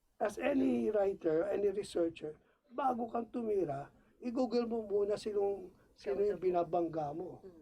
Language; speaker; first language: Filipino; non-native, local second language; Cebuano